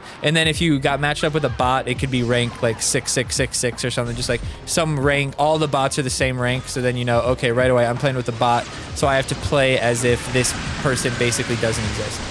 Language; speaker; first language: English; native; English